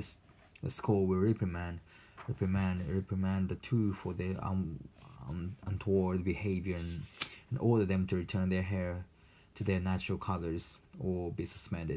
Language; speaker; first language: English; non-native, fluent; Japanese